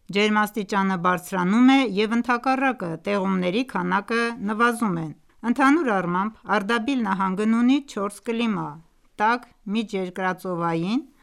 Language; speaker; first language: Armenian; early bilingual, heritage; Armenian